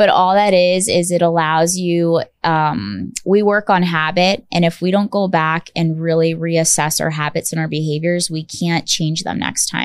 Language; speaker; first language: English; native; English